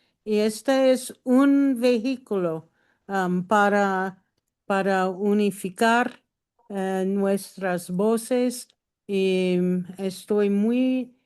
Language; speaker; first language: Spanish; non-native, learner; English